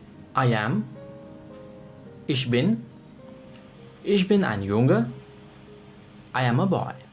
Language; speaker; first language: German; non-native, fluent; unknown